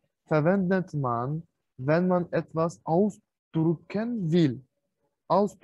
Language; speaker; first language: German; non-native, fluent; Turkish